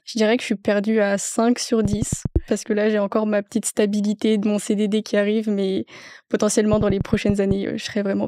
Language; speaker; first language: French; native; French